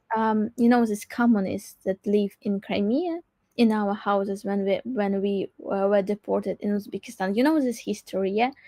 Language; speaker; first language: English; non-native, learner; Crimean Tatar